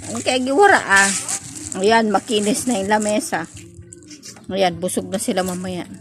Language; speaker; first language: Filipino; non-native, local second language; Iloko